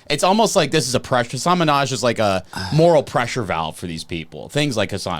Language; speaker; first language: English; native; English